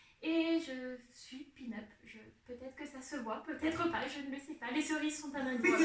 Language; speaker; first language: French; native; French